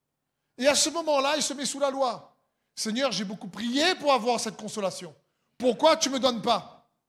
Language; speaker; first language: French; native; French